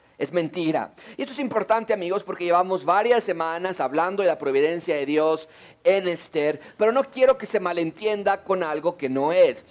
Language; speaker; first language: Spanish; native; Spanish